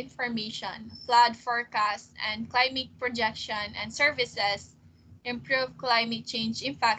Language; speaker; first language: English; non-native, local second language; Filipino